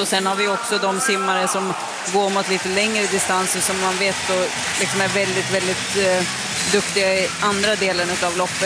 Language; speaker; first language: Swedish; native; Swedish